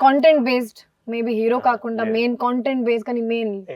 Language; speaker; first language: Telugu; non-native, local second language; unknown